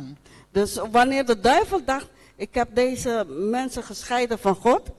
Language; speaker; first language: Dutch; non-native, local second language; Papiamento